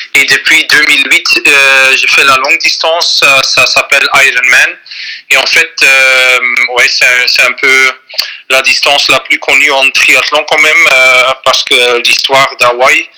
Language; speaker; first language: French; non-native, fluent; Dutch